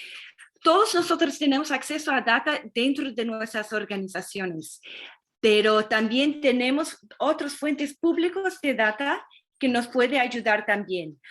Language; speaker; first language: Spanish; non-native, fluent; English